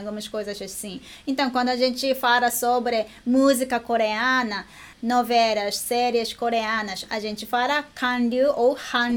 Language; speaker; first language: Portuguese; non-native, learner; Japanese